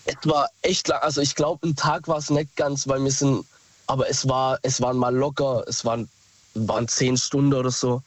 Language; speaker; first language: German; native; German